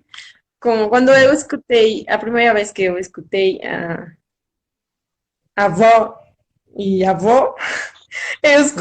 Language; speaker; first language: Portuguese; non-native, fluent; Spanish